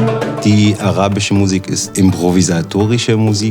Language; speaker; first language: German; non-native, learner; Arabic